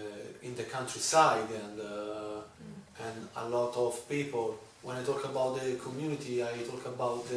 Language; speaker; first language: English; non-native, learner; Italian